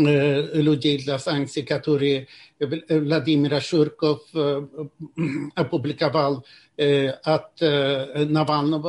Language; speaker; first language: Russian; non-native, fluent; Swedish